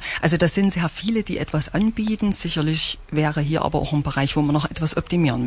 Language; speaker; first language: German; native; German